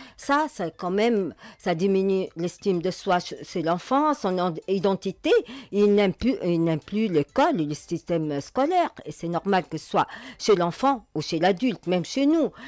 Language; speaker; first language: French; non-native, local second language; Arabic